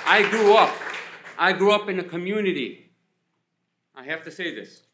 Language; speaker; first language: English; native; English